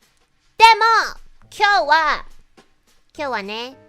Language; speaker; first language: Japanese; non-native, learner; English